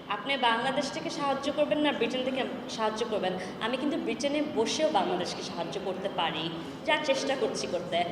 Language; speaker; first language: Bangla; early bilingual, heritage; Bangla